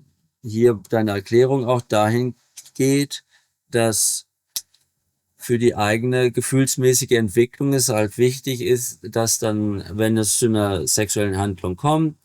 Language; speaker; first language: German; native; German